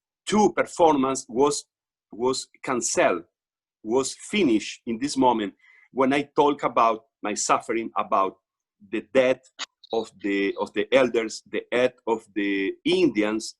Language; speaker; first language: English; non-native, learner; Portuguese